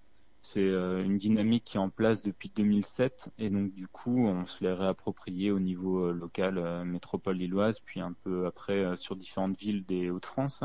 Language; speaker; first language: French; native; French